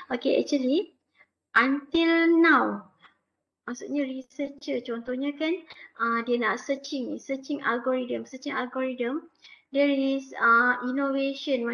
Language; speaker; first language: English; non-native, local second language; Malay